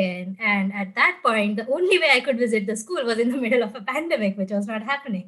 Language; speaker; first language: English; non-native, local second language; Gujarati